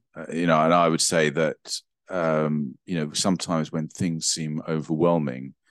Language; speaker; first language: English; native; English